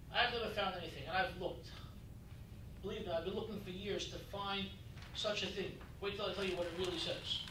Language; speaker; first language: English; native; English